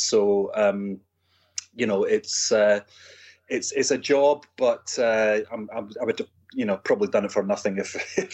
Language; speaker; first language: English; native; English